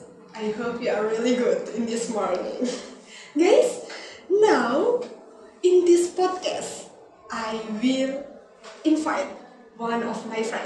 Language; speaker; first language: English; non-native, learner; Indonesian